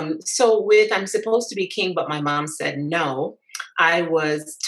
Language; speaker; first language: English; native; English